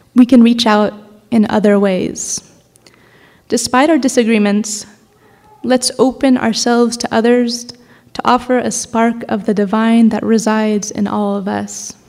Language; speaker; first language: English; native; English